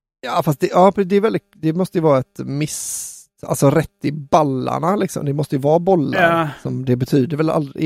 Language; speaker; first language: Swedish; native; Swedish